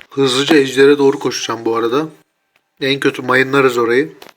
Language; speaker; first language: Turkish; native; Turkish